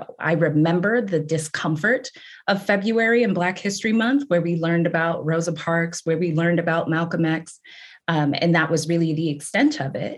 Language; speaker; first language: English; native; English